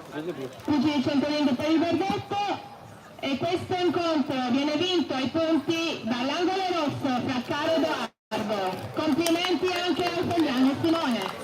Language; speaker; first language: Italian; native; Italian